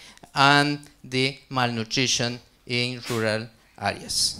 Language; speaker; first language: English; non-native, learner; Spanish